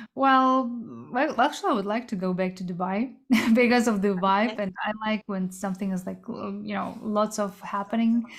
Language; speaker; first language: English; early bilingual, other home language; Korean